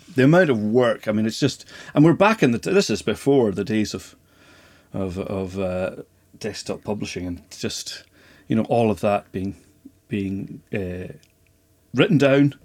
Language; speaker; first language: English; native; English